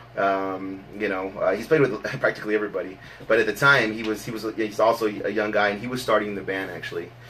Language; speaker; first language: English; native; English